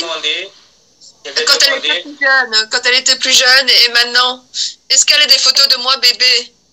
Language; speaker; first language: French; early bilingual, other home language; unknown